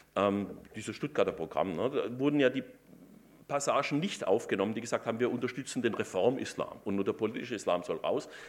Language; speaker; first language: German; native; German